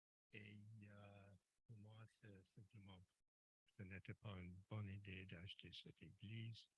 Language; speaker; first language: French; non-native, local second language; English